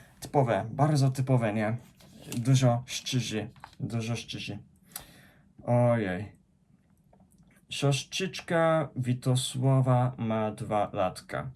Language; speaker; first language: Polish; non-native, fluent; Japanese